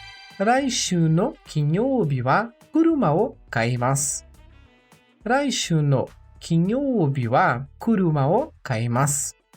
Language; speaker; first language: Japanese; non-native, learner; Portuguese